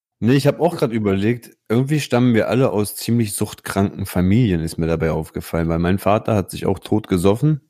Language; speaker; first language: German; early bilingual, other home language; Italian